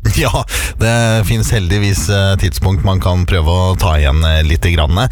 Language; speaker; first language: Norwegian; native; Norwegian